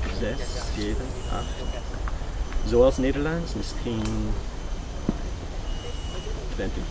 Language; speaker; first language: Dutch; non-native, learner; English